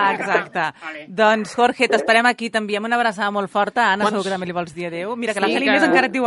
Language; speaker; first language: Catalan; native; Catalan